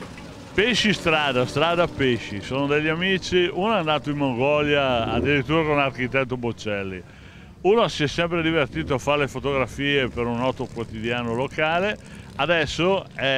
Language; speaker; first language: Italian; native; Italian